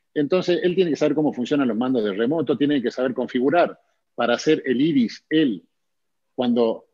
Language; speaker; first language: Spanish; native; Spanish